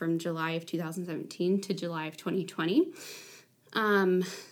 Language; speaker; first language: English; native; English